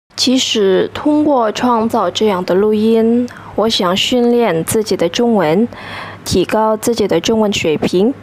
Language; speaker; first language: Chinese; non-native, fluent; Indonesian